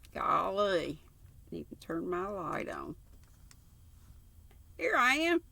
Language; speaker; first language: English; native; English